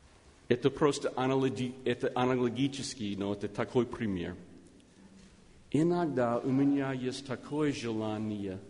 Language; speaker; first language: Russian; non-native, learner; English